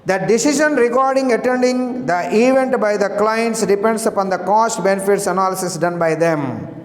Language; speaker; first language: English; non-native, local second language; Telugu